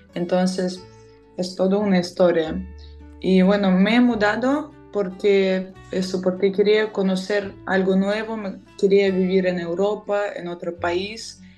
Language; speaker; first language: Spanish; non-native, fluent; Russian